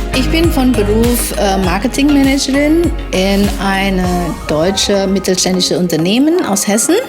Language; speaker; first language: German; non-native, fluent; Indonesian